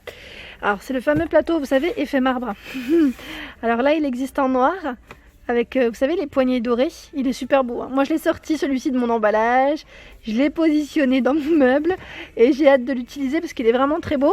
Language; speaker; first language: French; native; French